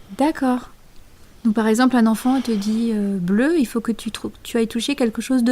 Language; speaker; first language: French; native; French